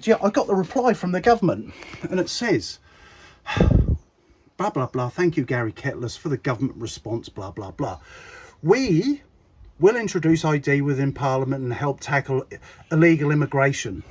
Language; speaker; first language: English; native; English